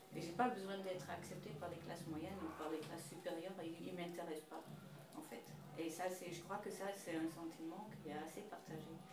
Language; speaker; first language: French; non-native, fluent; Dutch